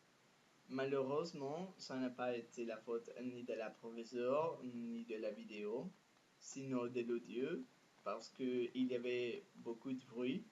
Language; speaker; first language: French; non-native, fluent; Spanish